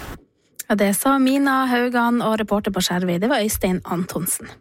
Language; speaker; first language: Norwegian; native; Norwegian